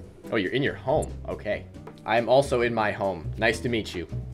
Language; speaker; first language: English; native; English